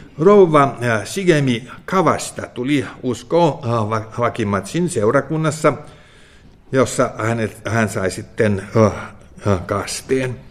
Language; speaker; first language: Finnish; native; Finnish